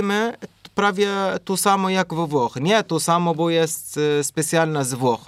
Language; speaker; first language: Polish; non-native, learner; Arabic